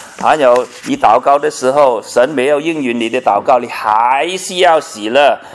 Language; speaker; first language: Chinese; non-native, local second language; Cantonese